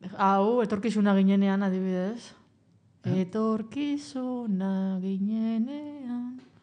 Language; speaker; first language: Basque; native; Basque